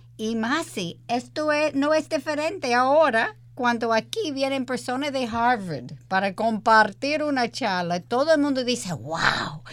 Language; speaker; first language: Spanish; early bilingual, heritage; English